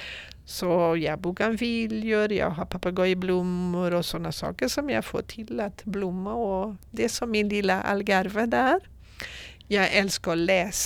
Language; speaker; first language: Swedish; non-native, fluent; Portuguese